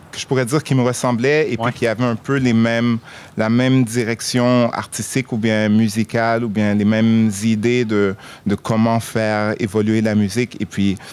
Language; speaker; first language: French; native; French